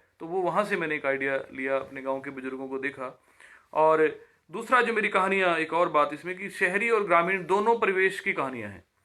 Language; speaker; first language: Hindi; native; Hindi